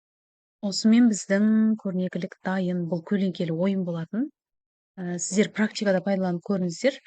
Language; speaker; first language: Kazakh; native; Kazakh